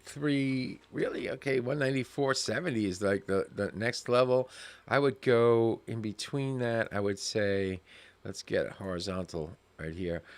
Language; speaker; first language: English; native; English